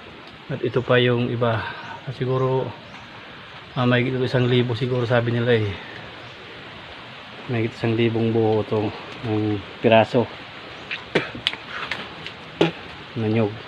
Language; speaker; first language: Filipino; non-native, local second language; Bikol